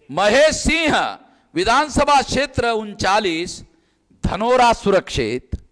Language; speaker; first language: Hindi; non-native, local second language; Marathi